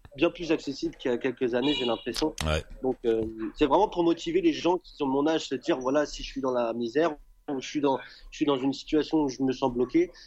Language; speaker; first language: French; native; French